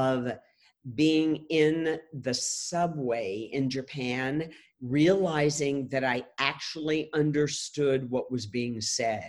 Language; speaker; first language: English; native; English